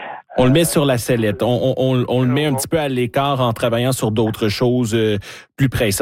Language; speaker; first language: French; native; French